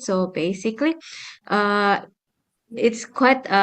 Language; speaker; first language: English; non-native, fluent; Indonesian